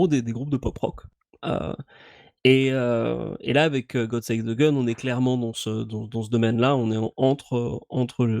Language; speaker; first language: French; native; French